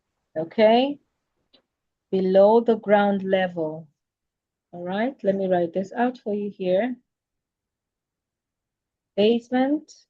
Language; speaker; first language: English; non-native, fluent; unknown